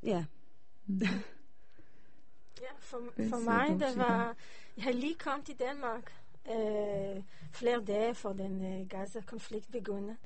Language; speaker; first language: Danish; non-native, learner; Hebrew